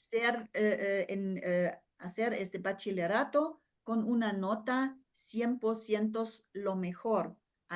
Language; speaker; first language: Spanish; non-native, fluent; German